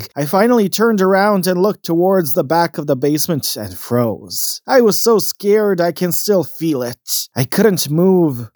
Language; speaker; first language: English; non-native, fluent; Bosnian